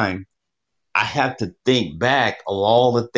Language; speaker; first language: English; native; English